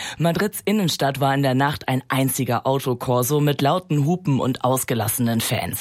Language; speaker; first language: German; native; German